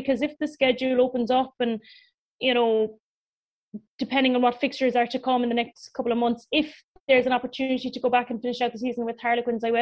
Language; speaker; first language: English; native; English